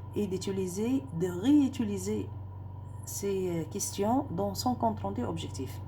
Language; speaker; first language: French; non-native, local second language; Arabic